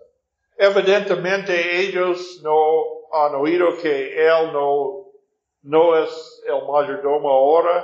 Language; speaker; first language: Spanish; non-native, fluent; English